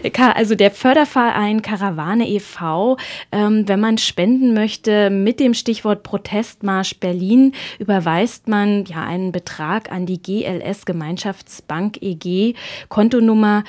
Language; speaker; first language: German; native; German